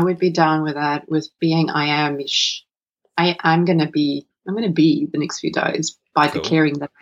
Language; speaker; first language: English; non-native, local second language; Afrikaans